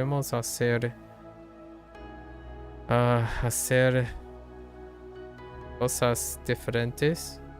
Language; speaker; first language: Spanish; non-native, learner; English